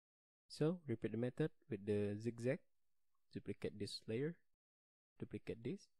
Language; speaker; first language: English; non-native, learner; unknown